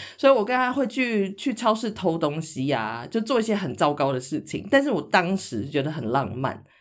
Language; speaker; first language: Chinese; native; Chinese